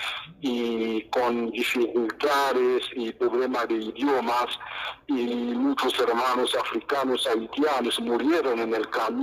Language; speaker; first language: Spanish; non-native, fluent; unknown